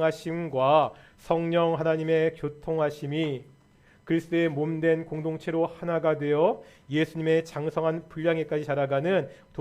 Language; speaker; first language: Korean; native; Korean